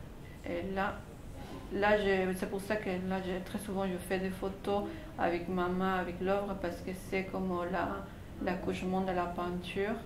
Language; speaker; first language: French; non-native, fluent; Spanish